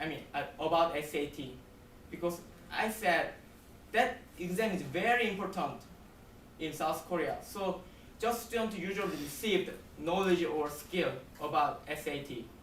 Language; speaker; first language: English; non-native, learner; Korean